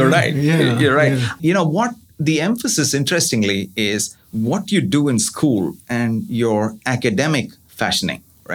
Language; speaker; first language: English; non-native, local second language; Tamil